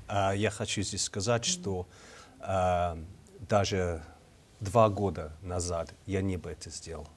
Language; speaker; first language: Russian; non-native, fluent; English